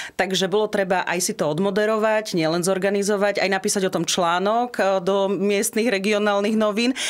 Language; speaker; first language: Slovak; non-native, local second language; Rusyn